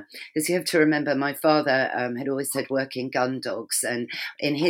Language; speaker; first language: English; native; English